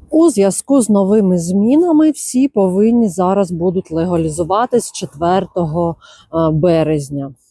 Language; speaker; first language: Ukrainian; non-native, local second language; Russian